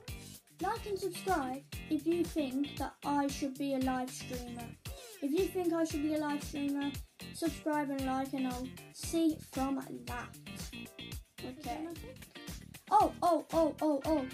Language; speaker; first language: English; native; English